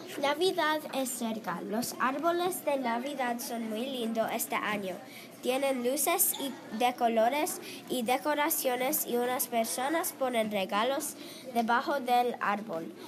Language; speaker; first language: Spanish; non-native, learner; English